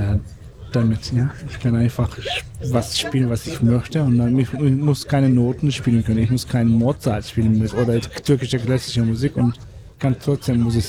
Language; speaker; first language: German; non-native, fluent; Turkish